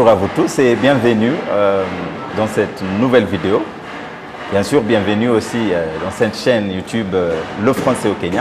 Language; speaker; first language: French; non-native, fluent; Swahili